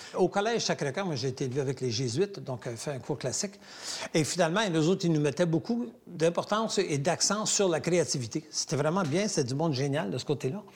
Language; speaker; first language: French; native; French